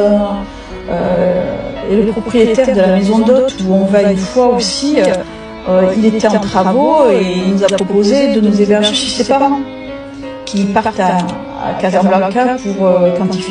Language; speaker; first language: French; native; French